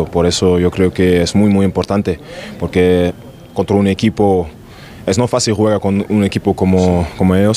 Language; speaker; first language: Spanish; non-native, learner; German